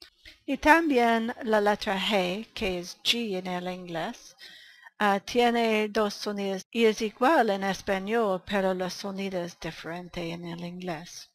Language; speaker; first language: Spanish; non-native, learner; English